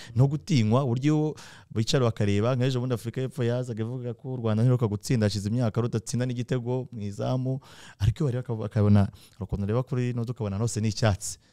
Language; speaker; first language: Kinyarwanda; native; Kinyarwanda